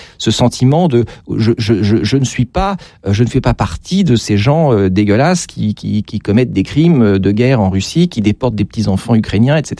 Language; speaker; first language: French; native; French